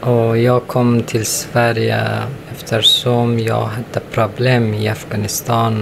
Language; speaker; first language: Swedish; non-native, learner; Persian